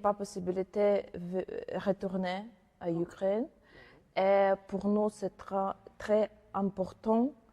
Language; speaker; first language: French; non-native, learner; Ukrainian